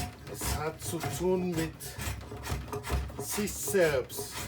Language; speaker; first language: German; non-native, learner; Igbo